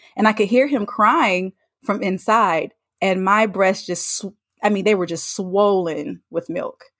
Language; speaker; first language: English; native; English